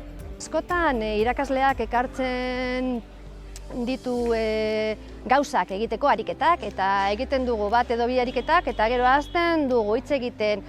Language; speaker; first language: Basque; non-native, learner; Spanish